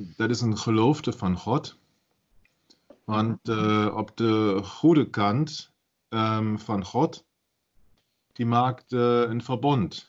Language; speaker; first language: Dutch; non-native, learner; German